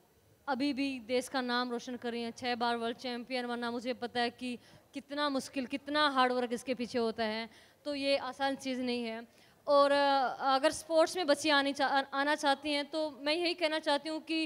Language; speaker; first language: Hindi; native; Hindi